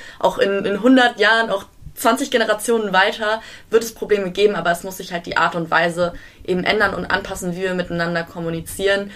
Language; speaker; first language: German; native; German